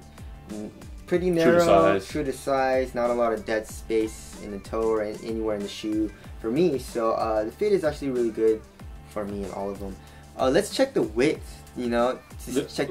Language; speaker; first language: English; native; English